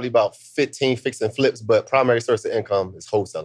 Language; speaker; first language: English; native; English